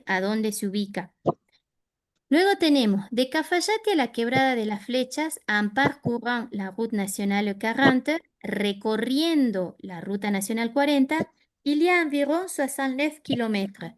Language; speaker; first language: Spanish; native; Spanish